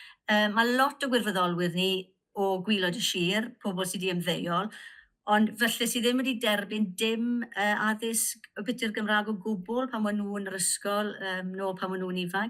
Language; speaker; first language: Welsh; native; Welsh